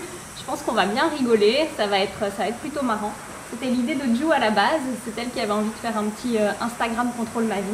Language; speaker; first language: French; native; French